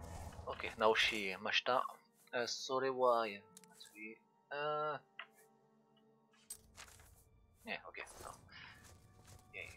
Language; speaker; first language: Japanese; non-native, learner; French